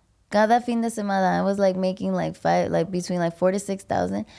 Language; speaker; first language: English; early bilingual, other home language; Spanish